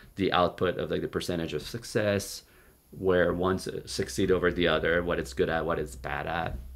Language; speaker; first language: English; native; English